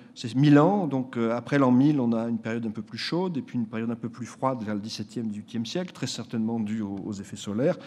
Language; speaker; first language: French; native; French